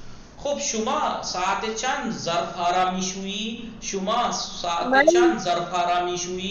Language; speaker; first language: Persian; non-native, fluent; Urdu